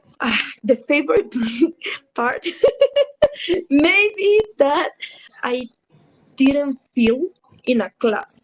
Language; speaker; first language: English; non-native, learner; Spanish